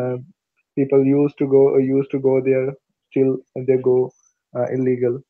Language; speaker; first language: English; non-native, learner; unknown